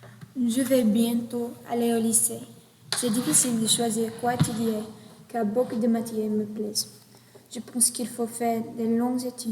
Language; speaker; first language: French; non-native, learner; English